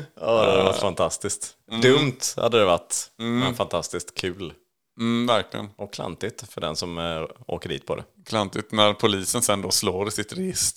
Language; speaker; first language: Swedish; native; Swedish